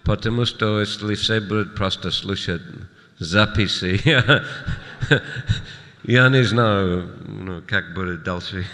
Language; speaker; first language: Russian; non-native, fluent; English